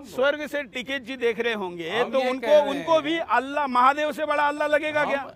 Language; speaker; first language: Hindi; non-native, local second language; Marathi